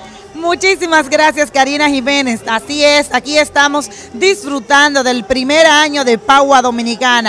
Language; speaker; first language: Spanish; native; Spanish